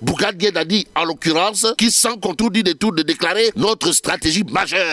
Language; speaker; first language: French; non-native, local second language; Wolof